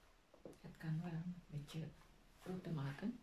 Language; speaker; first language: Dutch; non-native, learner; Indonesian